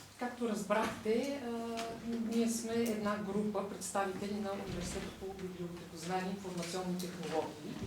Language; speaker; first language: Bulgarian; native; Bulgarian